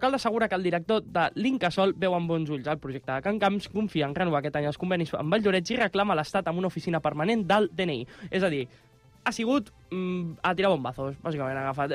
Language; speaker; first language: Catalan; native; Catalan